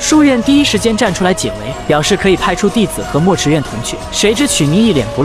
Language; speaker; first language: Chinese; native; Chinese